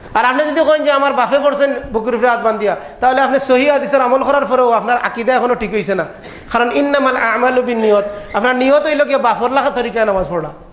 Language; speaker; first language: Bangla; native; Bangla